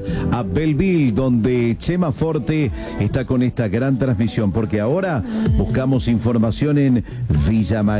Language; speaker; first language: Spanish; native; Spanish